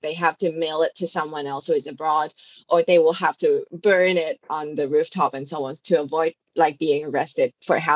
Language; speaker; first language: English; non-native, local second language; Cantonese